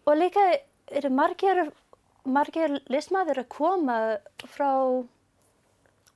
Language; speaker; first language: Icelandic; non-native, learner; English